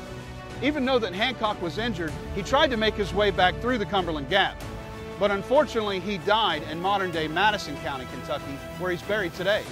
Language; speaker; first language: English; native; English